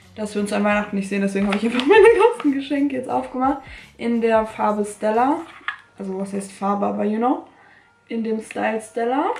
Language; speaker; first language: German; native; German